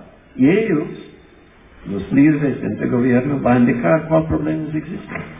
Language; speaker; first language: Spanish; non-native, fluent; English